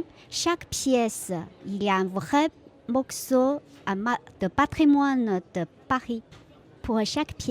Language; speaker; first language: French; non-native, fluent; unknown